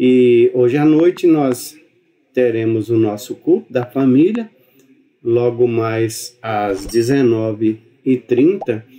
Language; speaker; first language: Portuguese; native; Portuguese